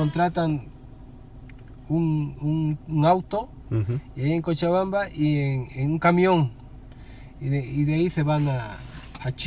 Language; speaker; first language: Spanish; native; Spanish